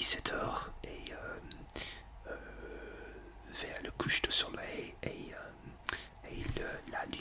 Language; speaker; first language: French; non-native, learner; English